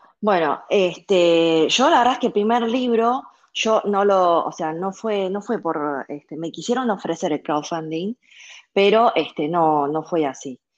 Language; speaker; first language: Spanish; early bilingual, other home language; Chinese